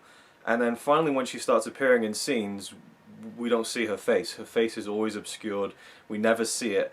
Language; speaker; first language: English; native; English